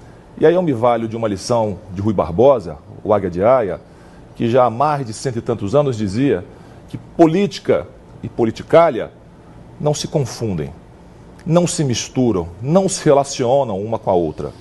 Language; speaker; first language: Portuguese; native; Portuguese